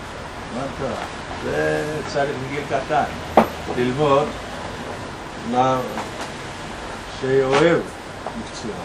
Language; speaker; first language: Hebrew; non-native, learner; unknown